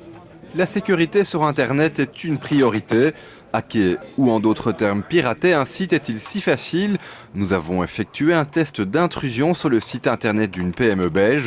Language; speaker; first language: French; native; French